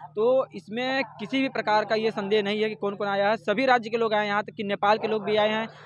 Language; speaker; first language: Hindi; native; Hindi